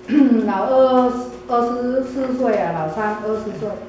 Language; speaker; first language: Chinese; non-native, local second language; Vietnamese